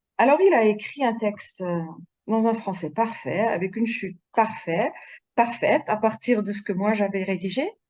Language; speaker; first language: French; non-native, fluent; Dutch